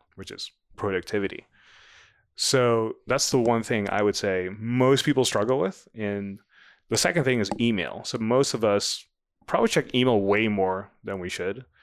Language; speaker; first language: English; non-native, fluent; Vietnamese